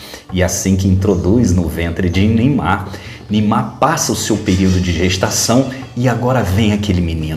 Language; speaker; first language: Portuguese; native; Portuguese